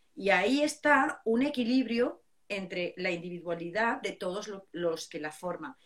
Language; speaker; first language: Spanish; native; Spanish